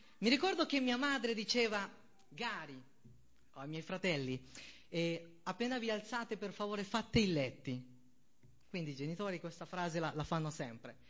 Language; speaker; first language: Italian; non-native, fluent; Spanish